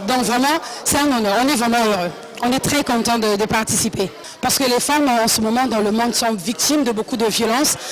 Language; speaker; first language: French; non-native, local second language; Lingala